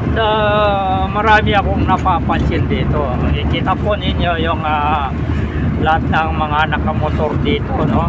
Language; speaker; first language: Filipino; non-native, local second language; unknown